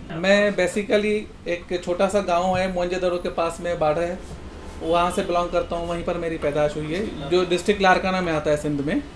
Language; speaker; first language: Urdu; non-native, local second language; Sindhi